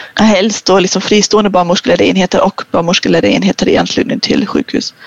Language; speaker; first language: Swedish; non-native, fluent; German